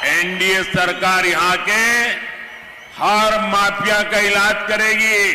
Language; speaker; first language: Hindi; non-native, local second language; Gujarati